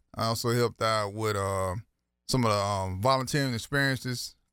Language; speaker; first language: English; native; English